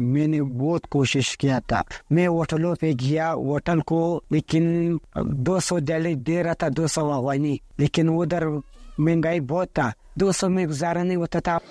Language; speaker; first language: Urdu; non-native, local second language; Pashto